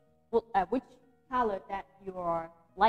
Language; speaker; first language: English; non-native, fluent; Chinese